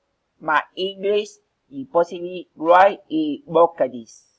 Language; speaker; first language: English; non-native, learner; Spanish